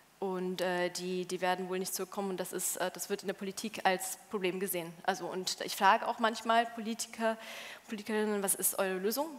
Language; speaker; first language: German; early bilingual, other home language; Polish